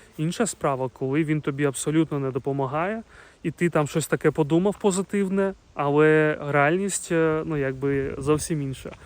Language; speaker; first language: Ukrainian; non-native, local second language; Russian